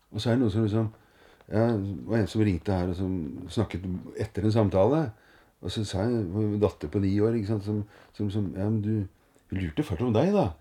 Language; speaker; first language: Norwegian; native; Norwegian